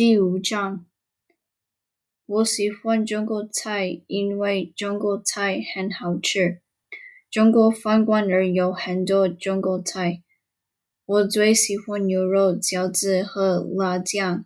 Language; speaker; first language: Chinese; non-native, learner; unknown